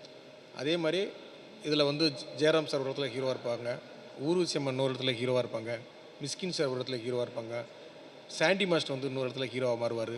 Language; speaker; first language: Tamil; native; Tamil